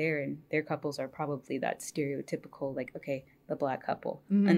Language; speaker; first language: English; native; English